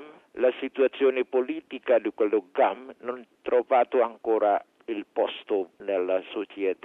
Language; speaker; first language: Italian; non-native, fluent; Indonesian